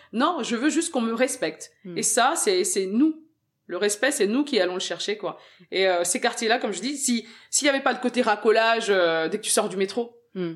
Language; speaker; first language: French; early bilingual, other home language; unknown